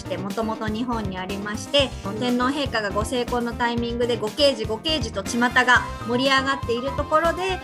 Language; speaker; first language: Japanese; native; Japanese